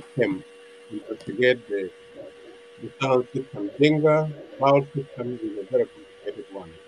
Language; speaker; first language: English; non-native, fluent; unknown